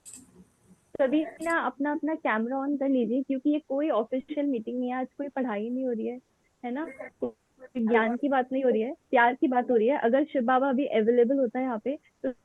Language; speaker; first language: Hindi; native; Hindi